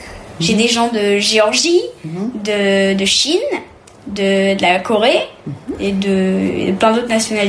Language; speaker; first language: French; early bilingual, heritage; French